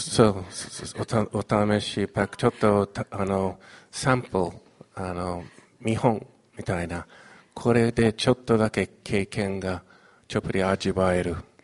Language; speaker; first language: Japanese; non-native, fluent; Chinese